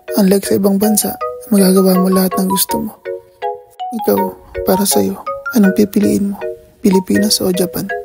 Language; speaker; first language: Filipino; native; Filipino